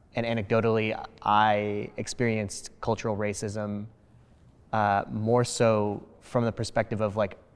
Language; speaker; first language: English; early bilingual, other home language; Spanish